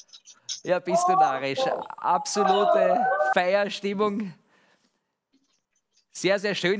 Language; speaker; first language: German; native; German